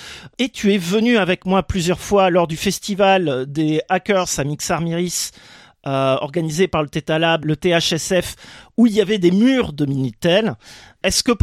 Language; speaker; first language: French; native; French